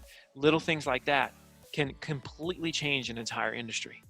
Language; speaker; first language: English; native; English